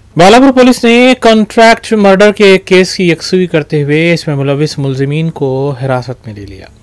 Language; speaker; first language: Urdu; native; Urdu